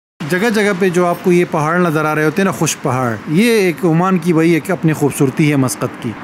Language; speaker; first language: Urdu; native; Urdu